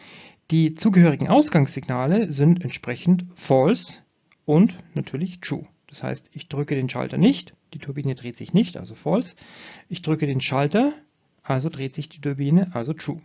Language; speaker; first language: German; native; German